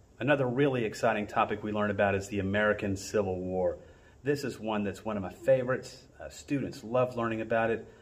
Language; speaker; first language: English; native; English